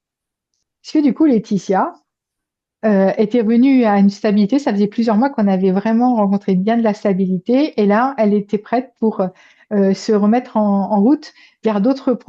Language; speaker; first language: French; native; French